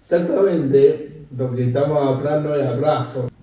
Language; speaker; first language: Spanish; non-native, fluent; Chinese